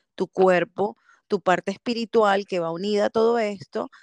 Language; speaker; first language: Spanish; native; Spanish